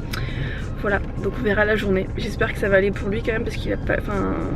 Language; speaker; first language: French; native; French